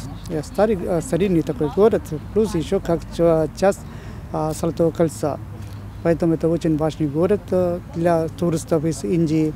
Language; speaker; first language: Russian; non-native, fluent; Malayalam